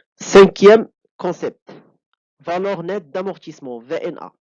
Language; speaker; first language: French; non-native, local second language; Arabic